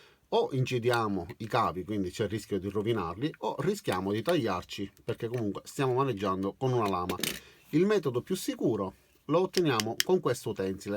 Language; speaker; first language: Italian; native; Italian